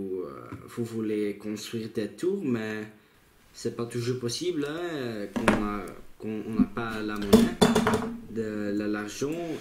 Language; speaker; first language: French; non-native, local second language; Dutch